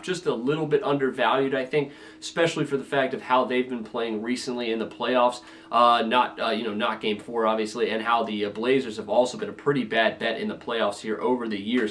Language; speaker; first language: English; native; English